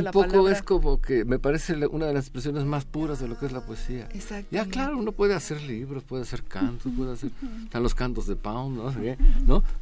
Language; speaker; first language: Spanish; native; Spanish